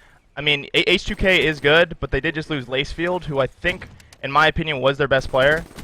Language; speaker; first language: English; native; English